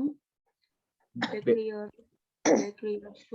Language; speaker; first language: Turkish; non-native, learner; Indonesian